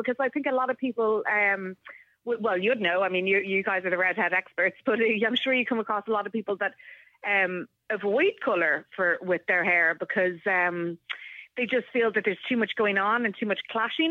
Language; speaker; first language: English; native; English